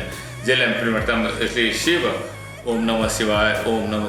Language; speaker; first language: Russian; non-native, fluent; Nepali